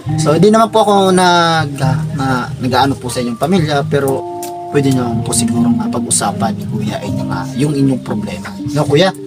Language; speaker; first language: Filipino; native; Filipino